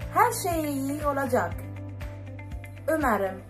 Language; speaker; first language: Turkish; non-native, fluent; Arabic